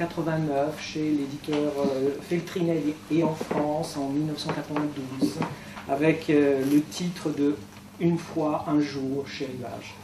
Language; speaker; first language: French; native; French